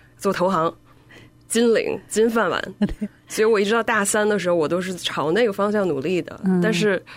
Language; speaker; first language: Chinese; native; Chinese